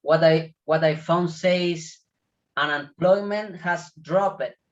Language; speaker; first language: English; non-native, learner; Spanish